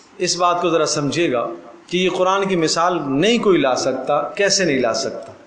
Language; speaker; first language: Urdu; native; Urdu